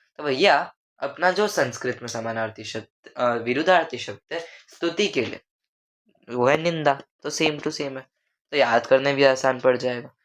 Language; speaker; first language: Hindi; non-native, local second language; Marathi